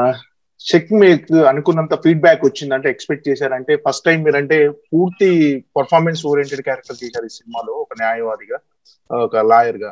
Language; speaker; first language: Telugu; native; Telugu